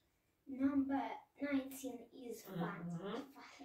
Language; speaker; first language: English; non-native, learner; Russian